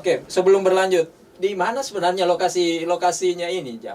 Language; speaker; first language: Indonesian; native; Indonesian